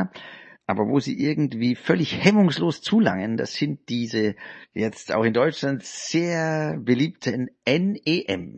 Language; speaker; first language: German; native; German